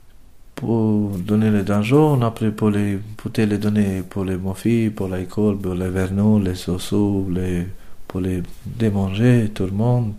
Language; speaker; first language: French; non-native, learner; Romanian